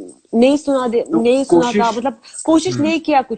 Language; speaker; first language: Hindi; non-native, learner; Azerbaijani